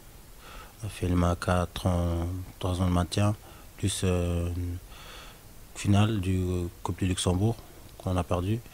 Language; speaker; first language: French; non-native, local second language; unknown